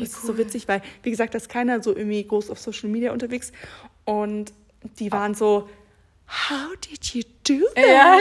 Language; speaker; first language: German; native; German